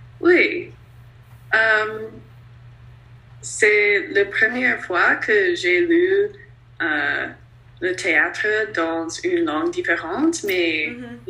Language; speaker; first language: French; non-native, learner; English